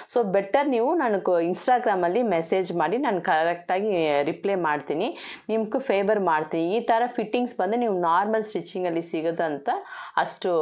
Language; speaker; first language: Kannada; non-native, local second language; Tamil